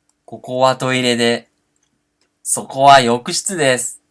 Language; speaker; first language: Japanese; non-native, fluent; Portuguese